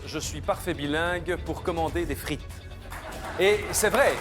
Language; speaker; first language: French; native; French